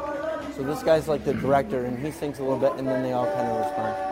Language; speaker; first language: English; native; English